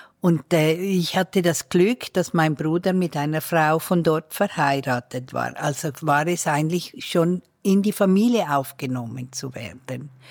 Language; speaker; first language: German; native; German